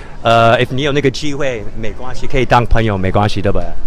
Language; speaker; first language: Chinese; early bilingual, other home language; English